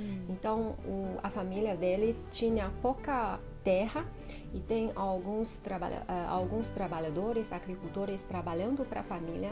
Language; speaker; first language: Portuguese; non-native, fluent; Chinese